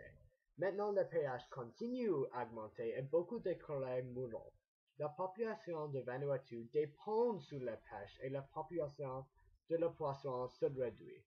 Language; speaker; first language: French; non-native, learner; English